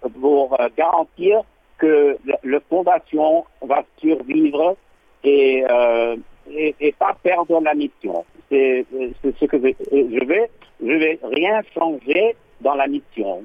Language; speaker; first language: French; non-native, learner; English